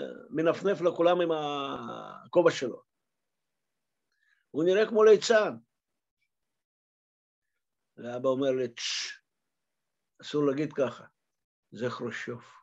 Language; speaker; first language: Hebrew; non-native, fluent; Russian